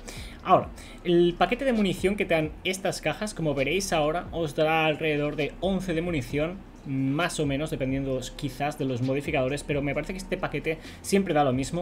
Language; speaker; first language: Spanish; native; Spanish